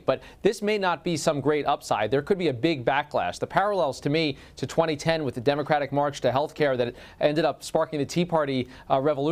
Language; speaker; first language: English; native; English